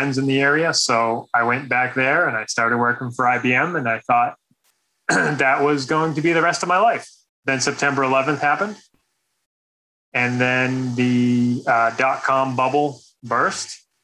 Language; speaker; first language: English; native; English